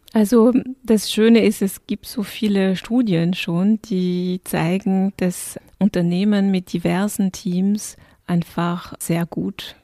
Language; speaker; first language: German; non-native, fluent; French